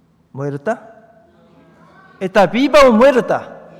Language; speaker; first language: Spanish; non-native, fluent; Korean